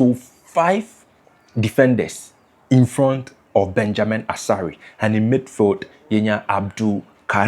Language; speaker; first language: English; non-native, local second language; Akan